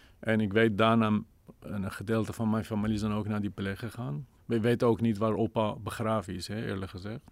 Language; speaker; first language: Dutch; non-native, fluent; Kurdish